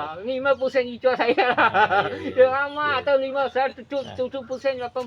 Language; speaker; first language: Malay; non-native, local second language; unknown